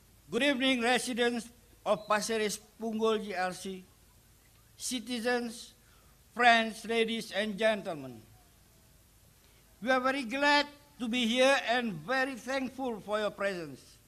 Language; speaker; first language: English; non-native, local second language; Malay